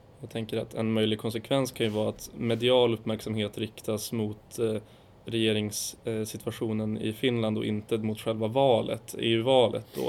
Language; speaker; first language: Swedish; native; Swedish